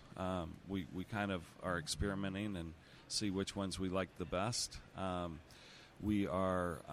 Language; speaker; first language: English; native; English